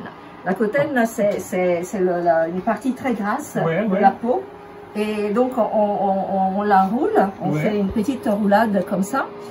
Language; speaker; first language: French; non-native, fluent; Italian